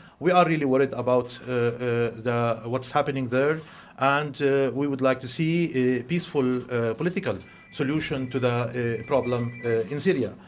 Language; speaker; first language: English; non-native, fluent; Arabic